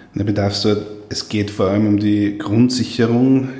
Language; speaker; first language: German; native; German